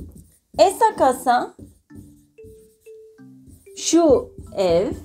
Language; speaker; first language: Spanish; non-native, fluent; Turkish